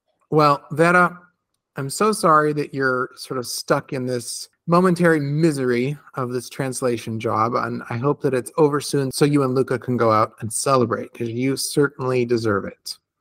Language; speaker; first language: English; native; English